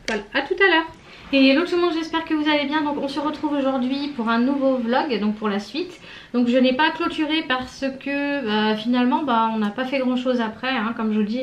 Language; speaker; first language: French; native; French